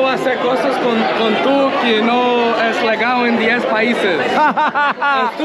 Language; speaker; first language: Spanish; non-native, learner; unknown